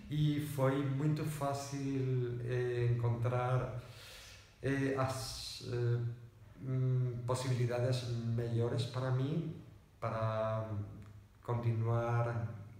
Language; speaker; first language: Portuguese; non-native, fluent; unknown